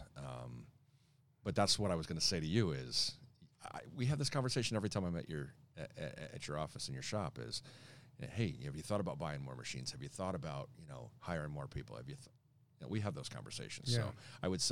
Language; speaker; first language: English; native; English